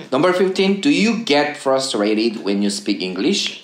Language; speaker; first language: English; non-native, fluent; Korean